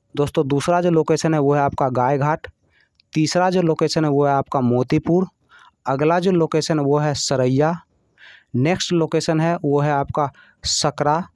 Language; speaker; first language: Hindi; native; Hindi